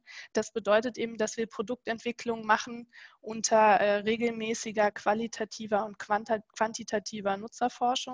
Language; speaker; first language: German; native; German